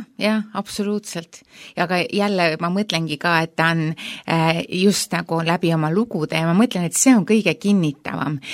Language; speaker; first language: Estonian; native; Estonian